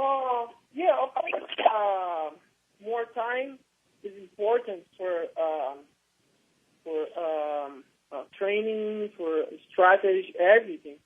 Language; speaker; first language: English; non-native, learner; Portuguese